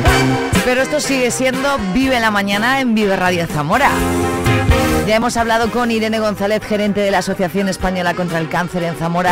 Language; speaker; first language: Spanish; native; Spanish